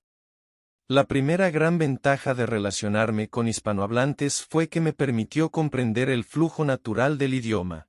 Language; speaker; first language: Spanish; non-native, fluent; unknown